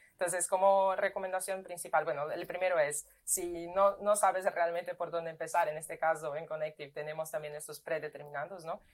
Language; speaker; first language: Spanish; non-native, fluent; Portuguese